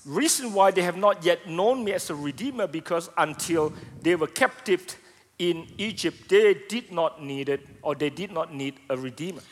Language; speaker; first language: English; non-native, fluent; Indonesian